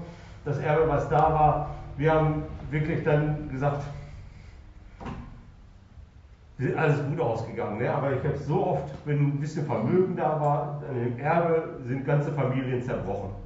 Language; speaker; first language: German; non-native, local second language; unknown